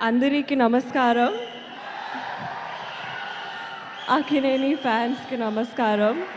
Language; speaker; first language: Telugu; non-native, learner; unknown